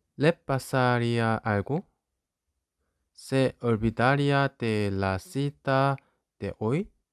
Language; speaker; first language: Spanish; non-native, learner; Korean